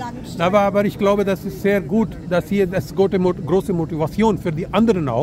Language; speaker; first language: German; non-native, fluent; Urdu